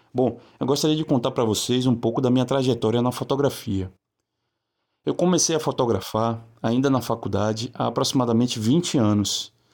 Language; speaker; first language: Portuguese; native; Portuguese